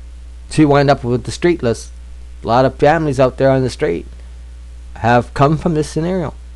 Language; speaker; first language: English; native; English